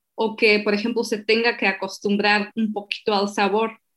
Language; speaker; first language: Spanish; non-native, fluent; Slovak